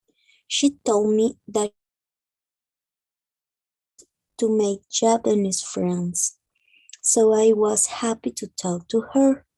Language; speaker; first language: English; non-native, learner; Spanish